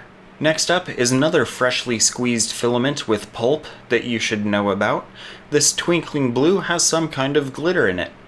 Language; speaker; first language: English; native; English